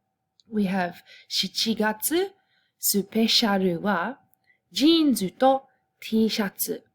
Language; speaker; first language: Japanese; non-native, fluent; English